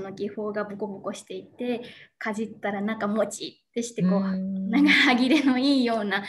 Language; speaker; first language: Japanese; native; Japanese